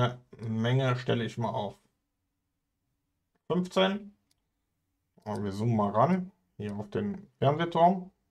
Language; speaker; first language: German; native; German